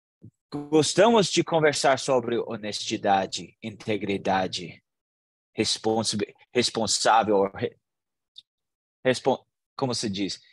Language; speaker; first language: Portuguese; non-native, learner; English